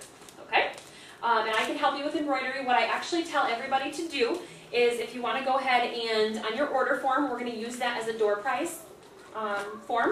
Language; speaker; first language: English; native; English